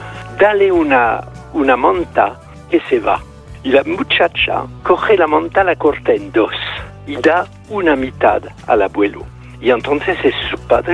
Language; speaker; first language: Spanish; non-native, fluent; French